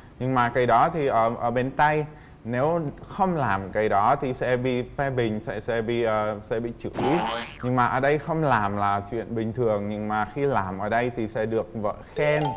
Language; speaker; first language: Vietnamese; non-native, fluent; Czech